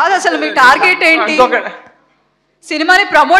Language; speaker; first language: Telugu; native; Telugu